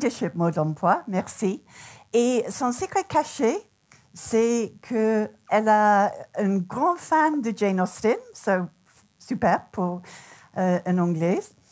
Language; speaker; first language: French; non-native, fluent; English